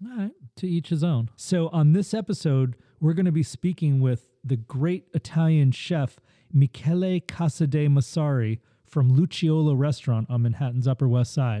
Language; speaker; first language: English; native; English